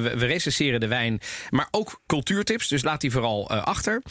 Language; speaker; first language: Dutch; early bilingual, other home language; Italian